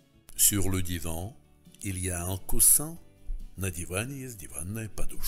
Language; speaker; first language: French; non-native, fluent; Russian